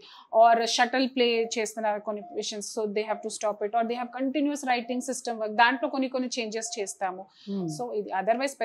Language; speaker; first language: Telugu; non-native, fluent; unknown